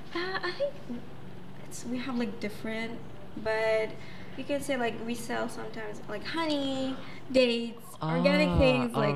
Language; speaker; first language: English; non-native, fluent; Arabic